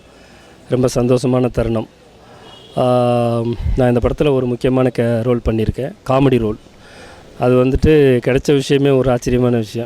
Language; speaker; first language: Tamil; native; Tamil